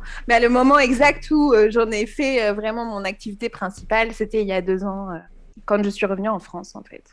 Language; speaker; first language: French; native; French